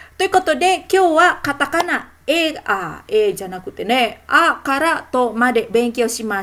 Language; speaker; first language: Japanese; non-native, fluent; Indonesian